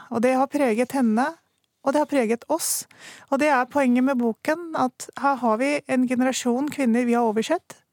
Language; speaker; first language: Norwegian; early bilingual, other home language; Urdu